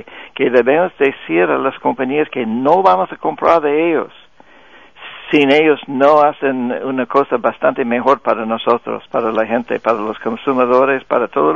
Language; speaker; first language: Spanish; non-native, fluent; English